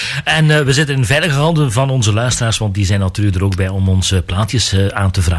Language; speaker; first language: Dutch; native; Dutch